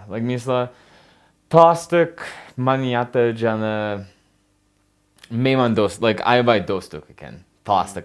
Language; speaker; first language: Kyrgyz; non-native, learner; English